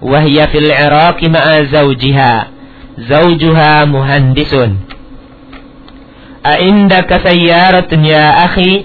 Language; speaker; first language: Arabic; non-native, fluent; Indonesian